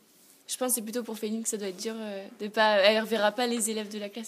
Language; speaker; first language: French; native; French